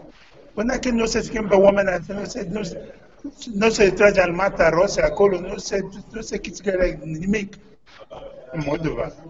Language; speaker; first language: Romanian; non-native, learner; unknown